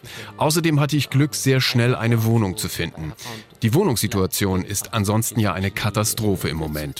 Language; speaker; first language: German; non-native, fluent; Arabic